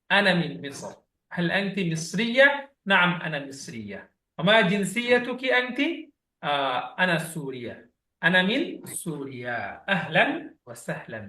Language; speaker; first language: Arabic; non-native, fluent; Bangla